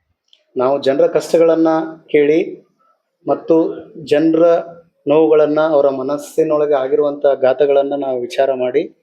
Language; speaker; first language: Kannada; native; Kannada